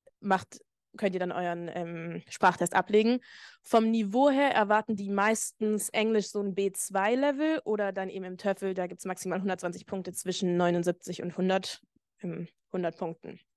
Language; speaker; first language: German; native; German